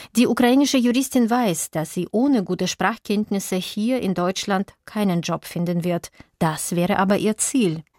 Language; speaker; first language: German; native; German